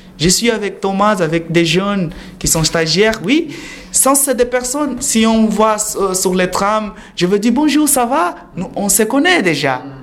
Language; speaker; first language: French; non-native, learner; Portuguese